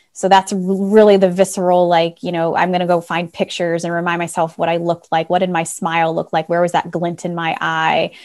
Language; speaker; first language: English; native; English